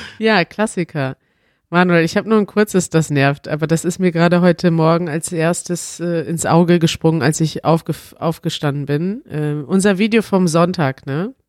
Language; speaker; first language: German; native; German